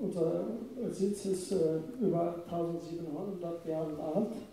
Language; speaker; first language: German; non-native, fluent; Arabic